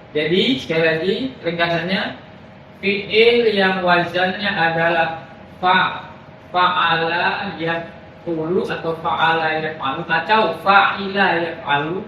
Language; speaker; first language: Malay; native; Malay